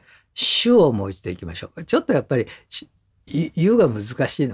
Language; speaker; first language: Japanese; native; Japanese